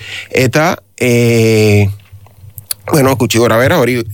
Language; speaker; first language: Basque; non-native, learner; Spanish